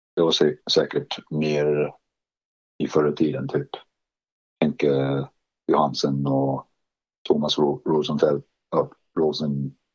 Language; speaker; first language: Swedish; non-native, fluent; English